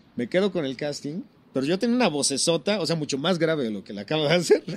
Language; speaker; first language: Spanish; native; Spanish